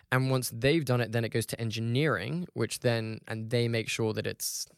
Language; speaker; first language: English; native; English